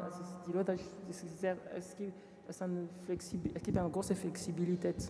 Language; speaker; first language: German; non-native, learner; French